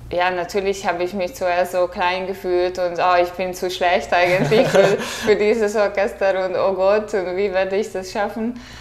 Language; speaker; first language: German; non-native, fluent; Hungarian